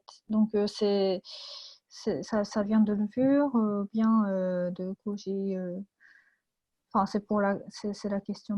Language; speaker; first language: French; non-native, fluent; Japanese